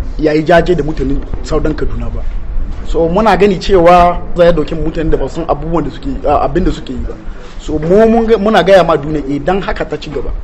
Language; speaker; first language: Hausa; non-native, local second language; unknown